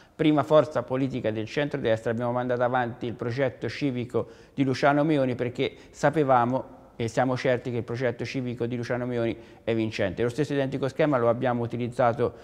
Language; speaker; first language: Italian; native; Italian